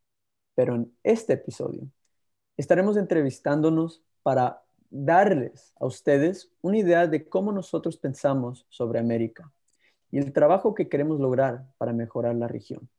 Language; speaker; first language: Spanish; early bilingual, heritage; Spanish